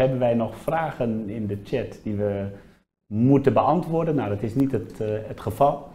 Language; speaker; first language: Dutch; native; Dutch